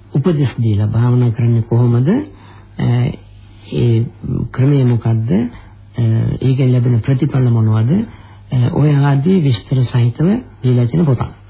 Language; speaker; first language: Sinhala; native; Sinhala